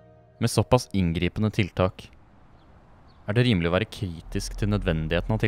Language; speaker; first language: Norwegian; native; Norwegian